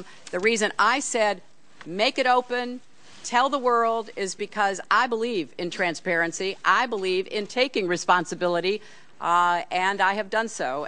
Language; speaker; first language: English; native; English